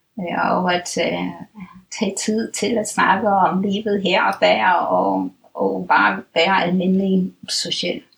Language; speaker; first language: Danish; non-native, fluent; English